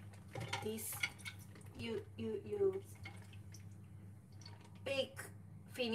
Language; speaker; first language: English; non-native, learner; Thai